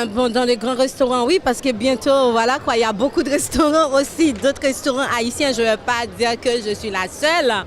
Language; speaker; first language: French; non-native, local second language; Haitian Creole